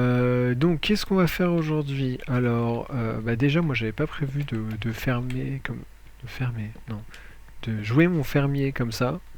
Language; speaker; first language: French; native; French